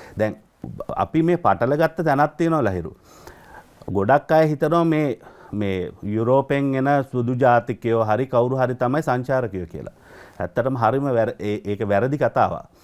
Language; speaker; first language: Sinhala; native; Sinhala